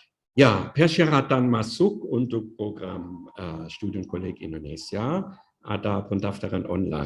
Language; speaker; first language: Indonesian; non-native, fluent; German